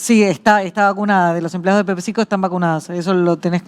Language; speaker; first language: Spanish; native; Spanish